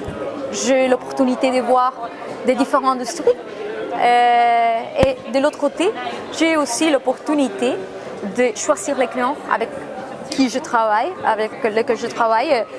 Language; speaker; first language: French; non-native, fluent; Spanish